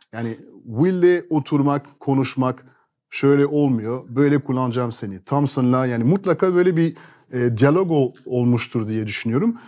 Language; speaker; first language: Turkish; non-native, fluent; French